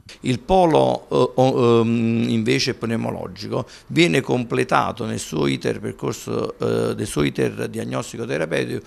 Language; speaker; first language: Italian; native; Italian